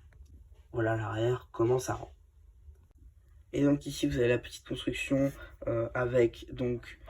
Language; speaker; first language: French; native; French